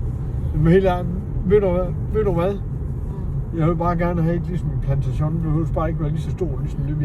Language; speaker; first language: Danish; native; Danish